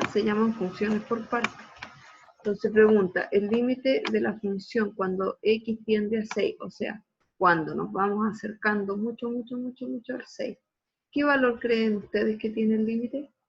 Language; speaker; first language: Spanish; native; Spanish